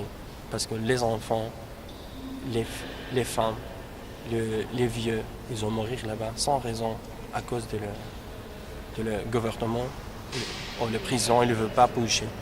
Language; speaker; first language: French; non-native, learner; Kurdish